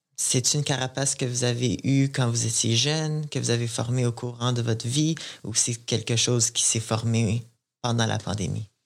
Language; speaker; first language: French; native; French